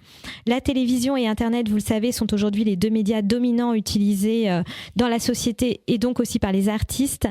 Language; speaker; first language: French; native; French